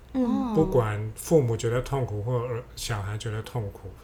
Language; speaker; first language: Chinese; non-native, fluent; Cantonese